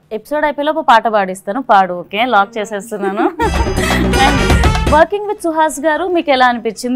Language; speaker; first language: Telugu; native; Telugu